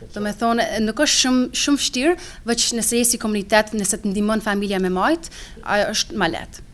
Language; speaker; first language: Albanian; early bilingual, other home language; English